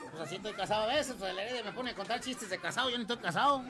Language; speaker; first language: Spanish; native; Spanish